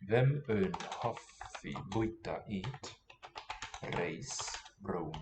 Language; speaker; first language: Welsh; non-native, learner; English